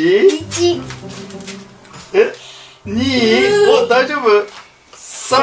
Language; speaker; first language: Japanese; native; Japanese